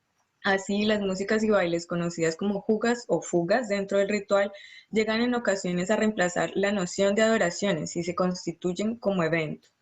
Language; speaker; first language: Spanish; native; Spanish